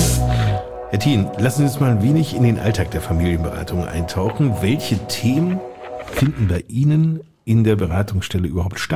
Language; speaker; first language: German; native; German